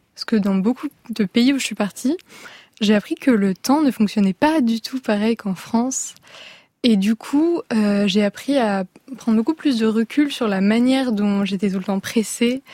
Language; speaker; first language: French; native; French